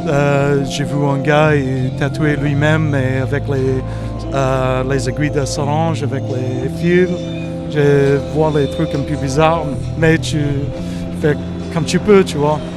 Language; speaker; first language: French; non-native, learner; English